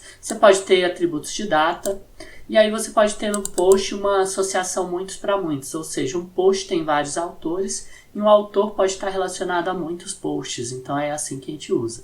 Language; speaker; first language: Portuguese; native; Portuguese